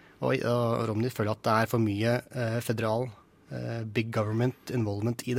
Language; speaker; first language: Norwegian; native; Norwegian